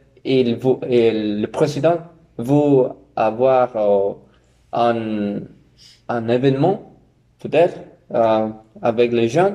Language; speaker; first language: French; non-native, learner; Spanish